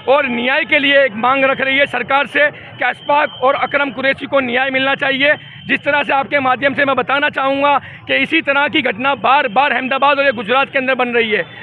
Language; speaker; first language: Hindi; non-native, local second language; Gujarati